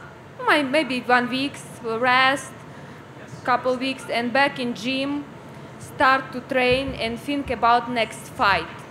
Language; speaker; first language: English; non-native, learner; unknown